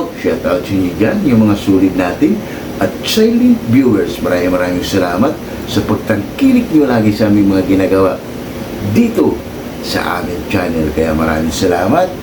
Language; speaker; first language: Filipino; non-native, local second language; Cebuano